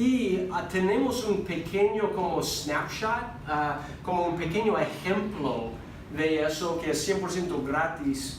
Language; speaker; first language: Spanish; non-native, fluent; English